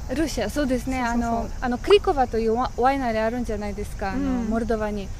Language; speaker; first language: Japanese; non-native, fluent; Romanian